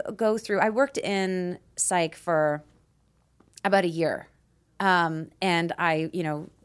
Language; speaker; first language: English; native; English